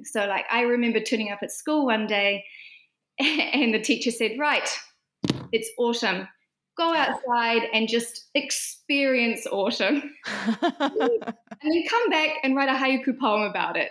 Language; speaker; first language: English; native; English